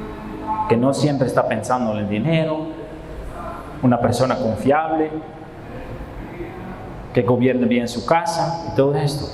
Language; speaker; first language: Spanish; non-native, fluent; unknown